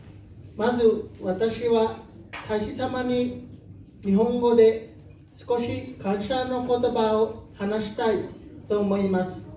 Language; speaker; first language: Japanese; non-native, learner; Samoan